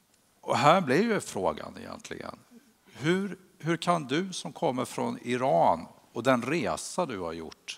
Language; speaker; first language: Swedish; native; Swedish